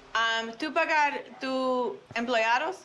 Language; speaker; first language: Spanish; non-native, learner; English